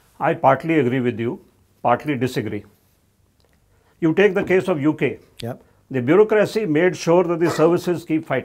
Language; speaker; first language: English; non-native, local second language; Hindi